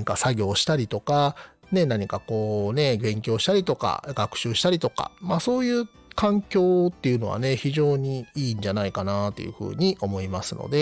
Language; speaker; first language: Japanese; native; Japanese